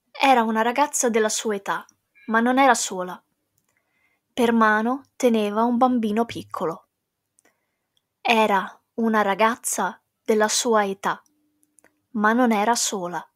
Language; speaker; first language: Italian; non-native, fluent; English